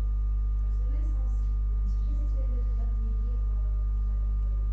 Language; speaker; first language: French; non-native, fluent; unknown